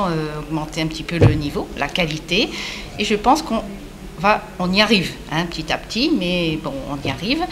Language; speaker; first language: French; native; French